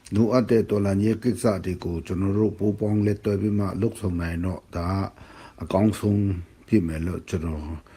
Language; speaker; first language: Burmese; non-native, local second language; Kachin